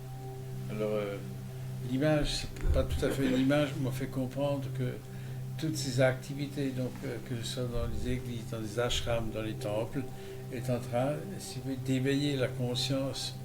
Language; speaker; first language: French; native; French